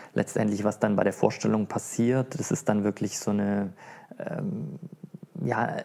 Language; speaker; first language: German; native; German